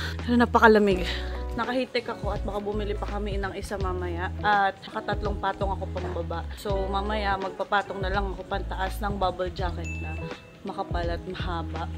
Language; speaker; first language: Filipino; native; Filipino